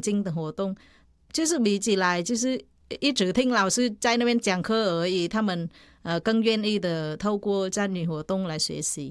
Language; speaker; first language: Chinese; non-native, fluent; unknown